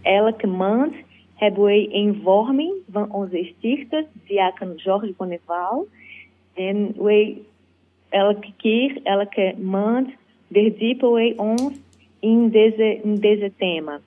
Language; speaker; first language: Dutch; non-native, learner; Portuguese